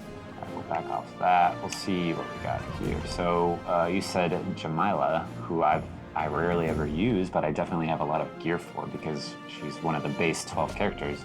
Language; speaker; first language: English; native; English